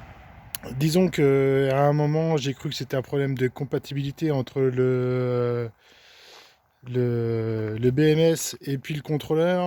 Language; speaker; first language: French; native; French